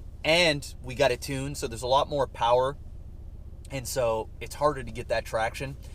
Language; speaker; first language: English; native; English